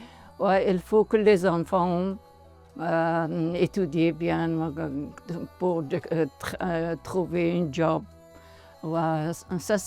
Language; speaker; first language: French; non-native, learner; Persian